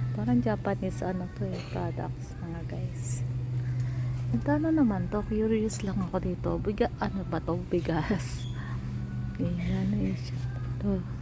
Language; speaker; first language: Filipino; native; Filipino